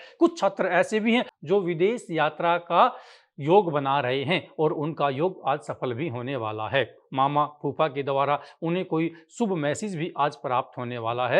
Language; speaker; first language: Hindi; native; Hindi